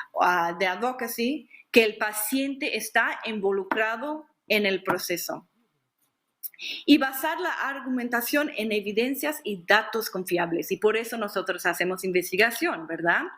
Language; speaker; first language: Spanish; non-native, fluent; English